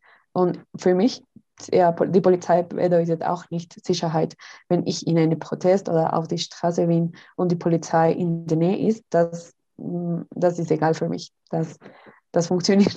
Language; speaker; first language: German; non-native, learner; Spanish